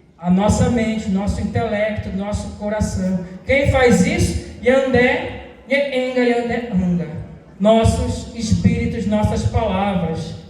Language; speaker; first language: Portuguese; native; Portuguese